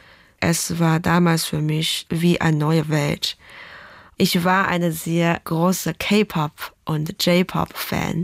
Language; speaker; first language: German; non-native, fluent; Chinese